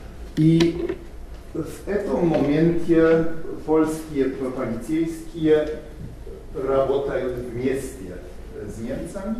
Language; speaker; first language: Russian; non-native, learner; Polish